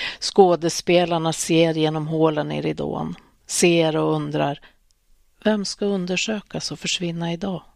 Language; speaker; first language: Swedish; native; Swedish